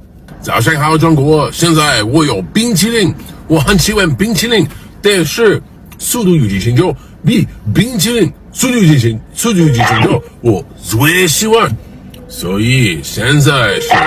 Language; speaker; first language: Chinese; non-native, learner; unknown